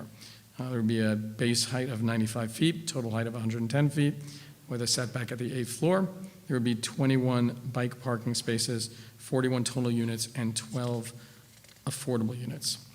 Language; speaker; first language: English; native; English